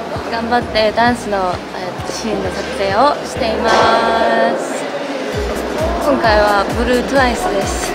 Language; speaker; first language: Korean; non-native, fluent; Japanese